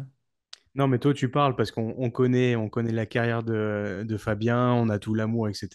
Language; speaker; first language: French; native; French